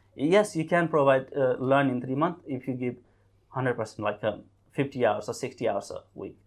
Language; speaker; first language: English; non-native, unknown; Nepali